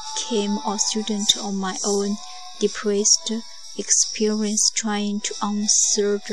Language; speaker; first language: English; non-native, learner; Chinese